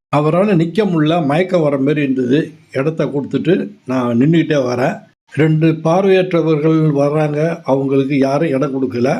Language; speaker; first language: Tamil; native; Tamil